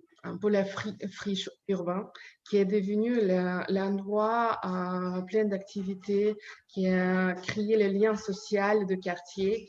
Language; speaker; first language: French; non-native, learner; Ukrainian